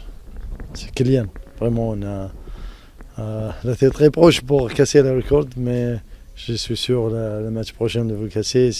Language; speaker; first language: French; non-native, local second language; Arabic